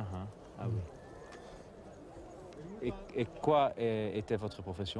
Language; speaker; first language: French; non-native, learner; Dutch